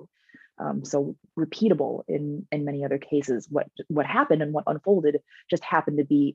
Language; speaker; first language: English; native; English